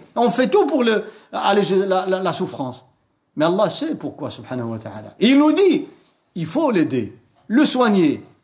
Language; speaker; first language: French; non-native, local second language; Arabic